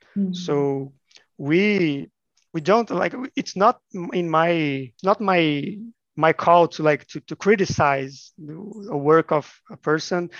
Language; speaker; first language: English; non-native, fluent; Portuguese